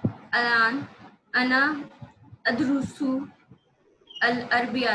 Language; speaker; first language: Arabic; non-native, learner; Urdu